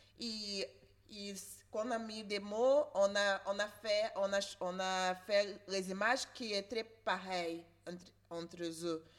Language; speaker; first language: French; non-native, learner; Portuguese